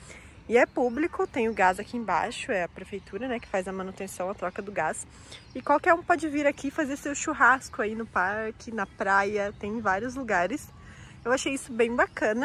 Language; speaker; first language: Portuguese; native; Portuguese